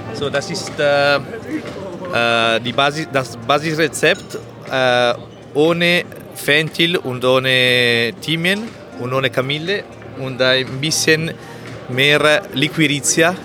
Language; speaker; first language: German; non-native, learner; Italian